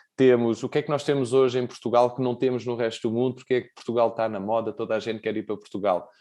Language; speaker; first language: Portuguese; native; Portuguese